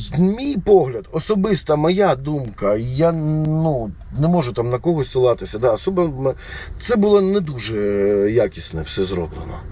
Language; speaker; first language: Ukrainian; non-native, local second language; Russian